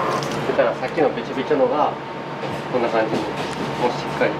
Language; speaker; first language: Japanese; native; Japanese